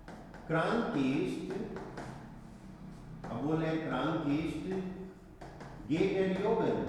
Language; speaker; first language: German; non-native, fluent; Hindi